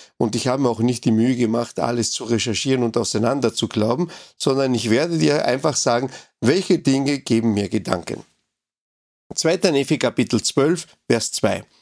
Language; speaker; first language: German; non-native, fluent; Spanish